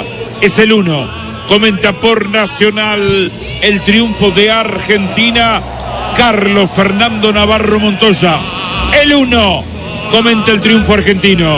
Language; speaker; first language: Spanish; native; Spanish